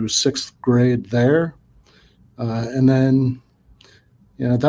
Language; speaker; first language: English; native; English